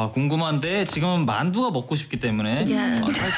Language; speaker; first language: Korean; native; Korean